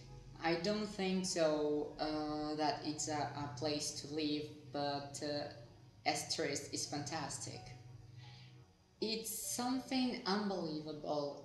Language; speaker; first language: English; non-native, fluent; Portuguese